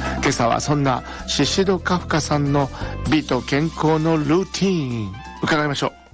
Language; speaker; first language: Japanese; native; Japanese